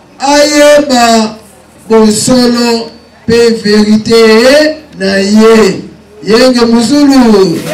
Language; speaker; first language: Lingala; non-native, local second language; Kongo